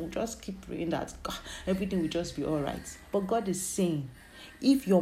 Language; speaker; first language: English; non-native, local second language; Yoruba